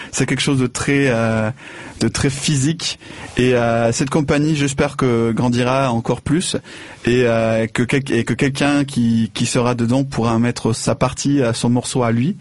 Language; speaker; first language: French; non-native, fluent; Spanish